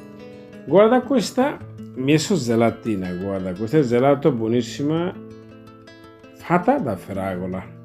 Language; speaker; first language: Italian; non-native, learner; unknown